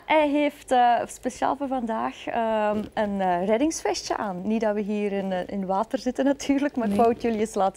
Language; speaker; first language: Dutch; native; Dutch